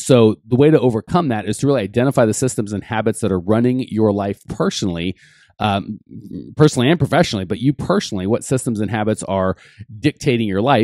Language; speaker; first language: English; native; English